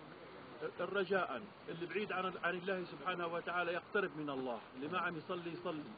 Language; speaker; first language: Arabic; native; Arabic